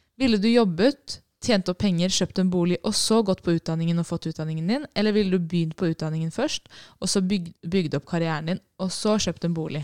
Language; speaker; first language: Norwegian; native; Norwegian